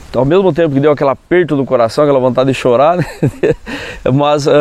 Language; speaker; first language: Portuguese; native; Portuguese